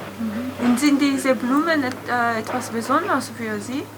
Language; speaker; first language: German; non-native, learner; Korean